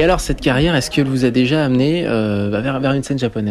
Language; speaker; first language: French; native; French